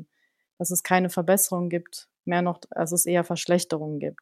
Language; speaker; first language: German; native; German